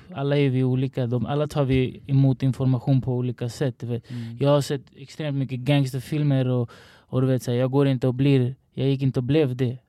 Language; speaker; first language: Swedish; early bilingual, other home language; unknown